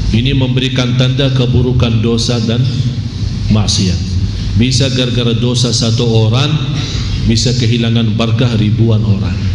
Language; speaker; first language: Malay; non-native, fluent; Arabic